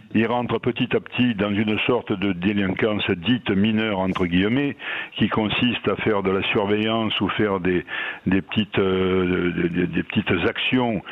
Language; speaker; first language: French; native; French